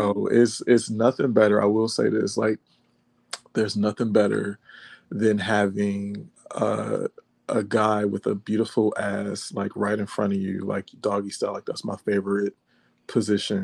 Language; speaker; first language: English; native; English